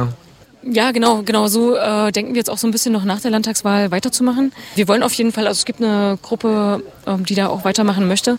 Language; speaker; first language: German; native; German